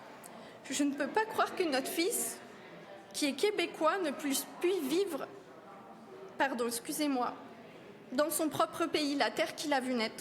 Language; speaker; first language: French; native; French